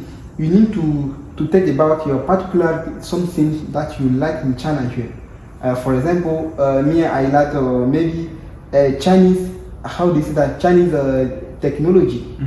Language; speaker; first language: English; non-native, learner; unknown